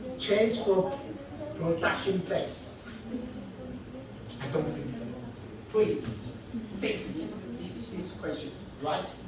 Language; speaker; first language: English; non-native, learner; Chinese